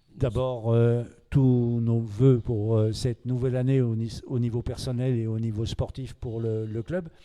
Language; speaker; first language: French; native; French